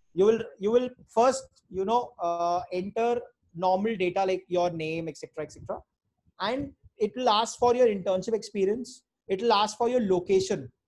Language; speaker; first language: English; non-native, local second language; Hindi